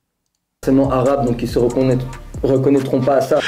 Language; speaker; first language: French; early bilingual, other home language; Arabic